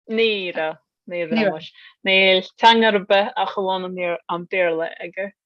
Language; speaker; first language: Irish; non-native, learner; English